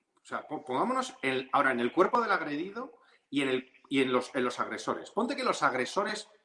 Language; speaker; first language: Spanish; native; Spanish